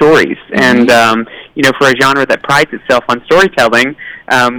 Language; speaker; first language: English; native; English